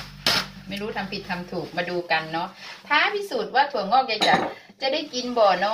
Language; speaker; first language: Thai; native; Thai